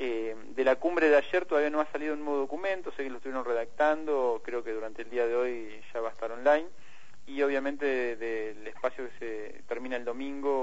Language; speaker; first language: Spanish; native; Spanish